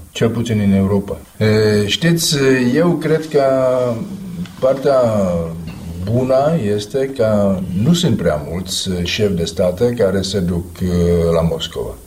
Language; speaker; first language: Romanian; non-native, fluent; Czech